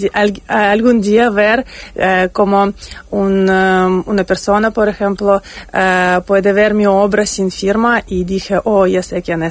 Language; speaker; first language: Spanish; non-native, fluent; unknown